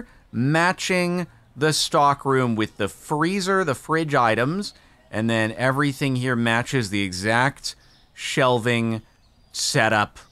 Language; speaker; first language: English; native; English